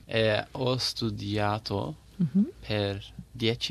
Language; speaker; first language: Italian; non-native, learner; English